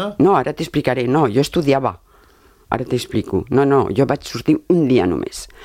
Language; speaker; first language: Catalan; early bilingual, heritage; Catalan